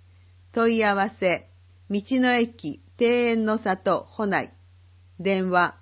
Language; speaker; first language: Japanese; native; Japanese